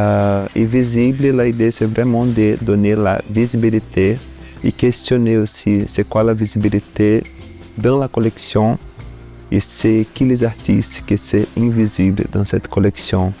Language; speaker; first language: French; non-native, fluent; Portuguese